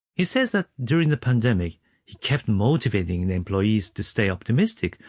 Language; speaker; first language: English; non-native, fluent; Japanese